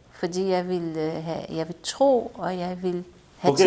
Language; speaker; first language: Danish; non-native, fluent; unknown